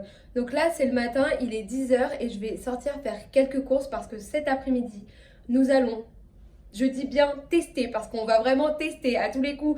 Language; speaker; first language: French; native; French